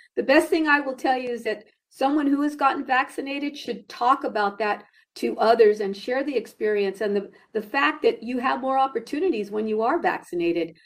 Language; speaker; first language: English; early bilingual, other home language; Spanish